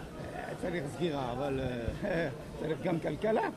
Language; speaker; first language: Hebrew; non-native, fluent; French